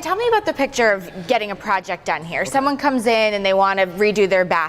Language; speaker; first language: English; native; English